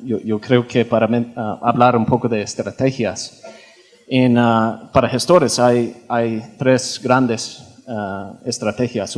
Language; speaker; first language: Spanish; non-native, fluent; English